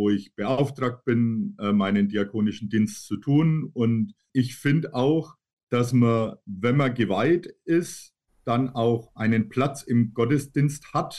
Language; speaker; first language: German; native; German